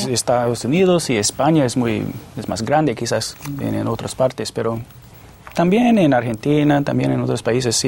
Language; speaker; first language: Spanish; non-native, fluent; English